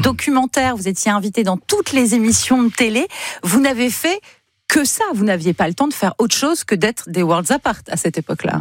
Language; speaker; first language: French; native; French